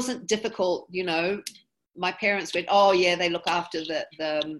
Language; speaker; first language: English; native; English